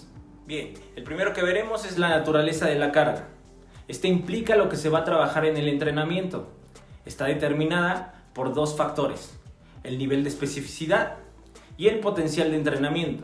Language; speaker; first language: Spanish; native; Spanish